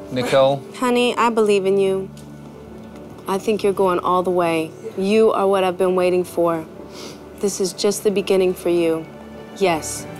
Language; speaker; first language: English; native; English